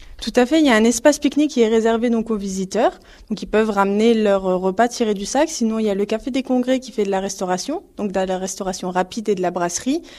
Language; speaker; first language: French; native; French